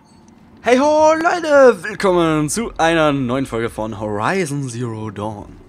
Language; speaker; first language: German; native; German